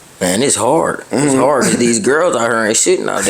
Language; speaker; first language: English; native; English